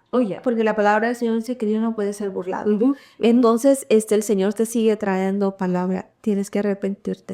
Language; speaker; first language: Spanish; early bilingual, heritage; Spanish